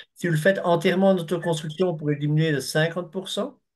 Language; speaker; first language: French; native; French